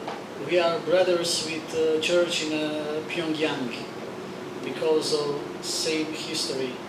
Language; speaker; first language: English; non-native, learner; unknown